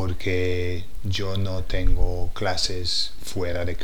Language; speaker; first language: Spanish; non-native, fluent; English